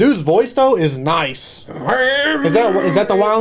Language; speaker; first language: English; native; English